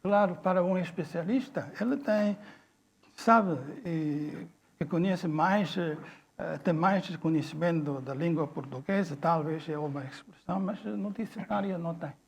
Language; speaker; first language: Portuguese; non-native, fluent; Chinese